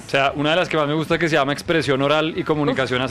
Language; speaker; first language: Spanish; native; Spanish